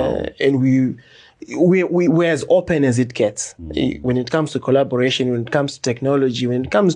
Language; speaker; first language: English; non-native, local second language; Shona